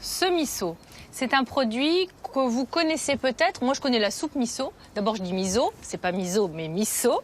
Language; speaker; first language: French; native; French